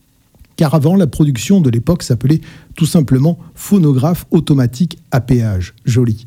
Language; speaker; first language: French; native; French